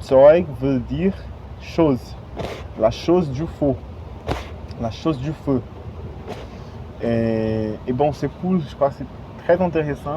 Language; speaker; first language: French; non-native, fluent; Portuguese